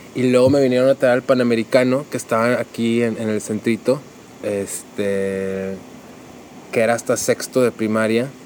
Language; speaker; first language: Spanish; native; Spanish